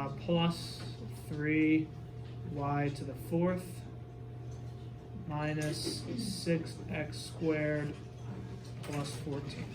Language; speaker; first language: English; native; English